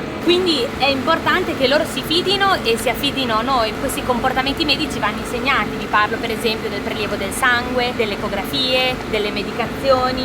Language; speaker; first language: Italian; native; Italian